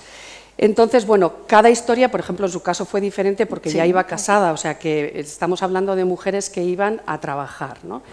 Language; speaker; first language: Spanish; native; Spanish